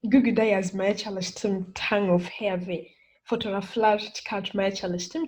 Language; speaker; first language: Turkish; non-native, learner; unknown